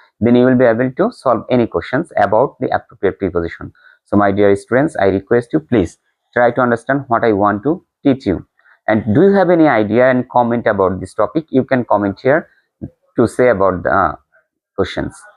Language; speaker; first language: English; non-native, local second language; Bangla